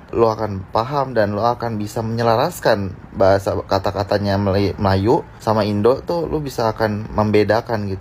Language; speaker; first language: Indonesian; native; Indonesian